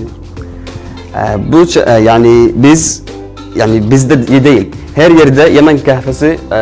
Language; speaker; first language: Turkish; non-native, learner; Arabic